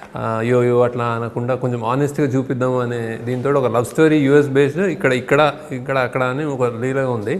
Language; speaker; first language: Telugu; native; Telugu